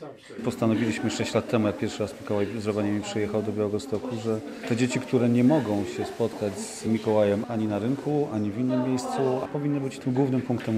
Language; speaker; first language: Polish; native; Polish